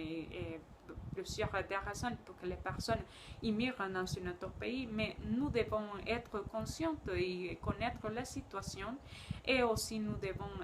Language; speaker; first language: French; non-native, learner; Spanish